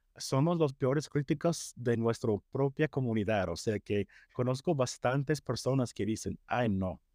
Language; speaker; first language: Spanish; non-native, fluent; English